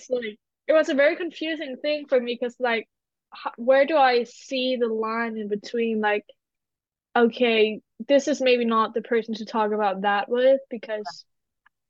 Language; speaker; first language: English; non-native, fluent; Danish